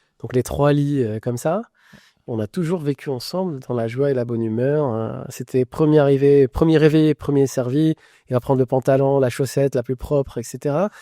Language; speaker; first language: French; non-native, local second language; Arabic